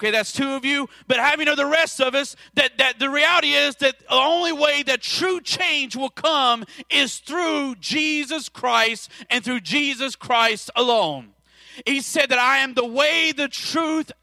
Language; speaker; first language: English; native; English